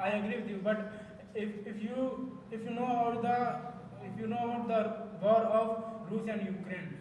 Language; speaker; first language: English; non-native, learner; Hindi